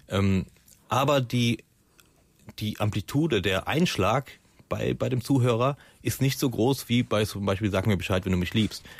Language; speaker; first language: German; early bilingual, other home language; Persian